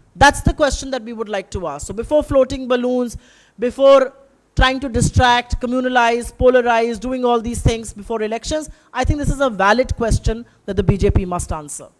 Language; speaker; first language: English; non-native, local second language; Hindi